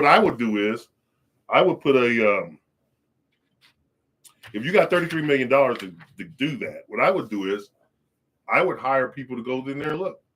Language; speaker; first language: English; native; English